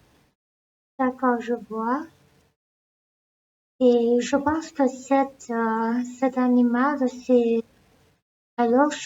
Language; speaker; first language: French; non-native, learner; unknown